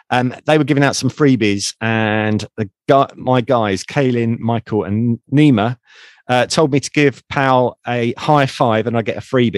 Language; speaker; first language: English; native; English